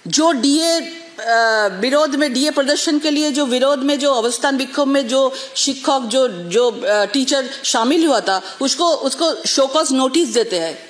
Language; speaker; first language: Hindi; native; Hindi